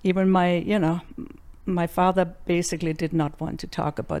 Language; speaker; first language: English; non-native, fluent; German